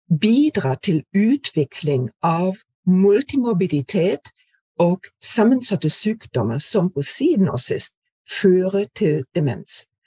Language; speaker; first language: Norwegian; non-native, fluent; German